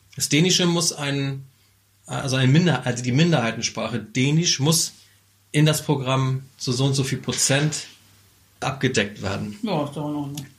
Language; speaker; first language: German; native; German